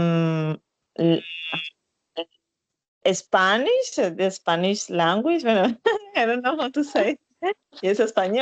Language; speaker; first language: English; non-native, learner; Spanish